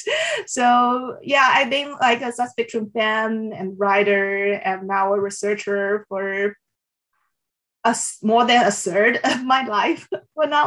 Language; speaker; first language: English; non-native, fluent; Chinese